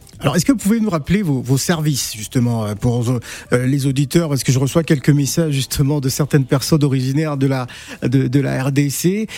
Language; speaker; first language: French; native; French